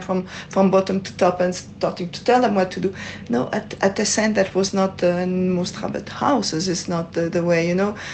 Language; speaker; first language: English; non-native, fluent; French